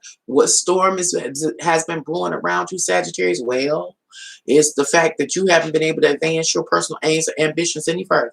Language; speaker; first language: English; native; English